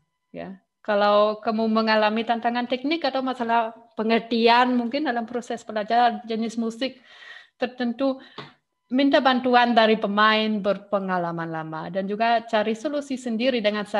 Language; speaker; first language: Indonesian; non-native, fluent; German